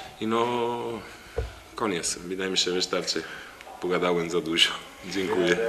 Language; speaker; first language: Polish; non-native, learner; Italian